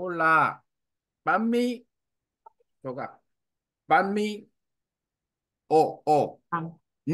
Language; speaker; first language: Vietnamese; non-native, learner; Korean